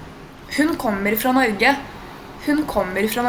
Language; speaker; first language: Norwegian; non-native, fluent; Portuguese